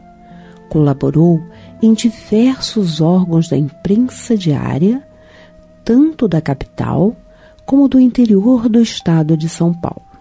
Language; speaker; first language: Portuguese; native; Portuguese